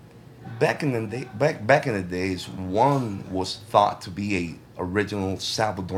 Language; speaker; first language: English; early bilingual, other home language; Spanish